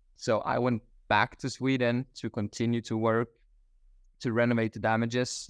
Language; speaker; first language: English; non-native, fluent; Swedish